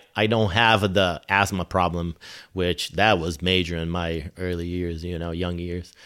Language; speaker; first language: English; non-native, fluent; Portuguese